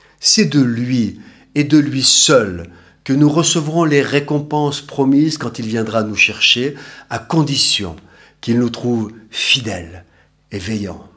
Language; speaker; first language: French; native; French